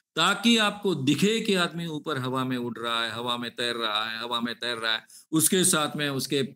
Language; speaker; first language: Hindi; non-native, local second language; Marathi